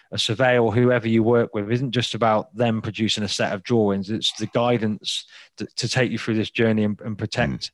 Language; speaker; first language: English; native; English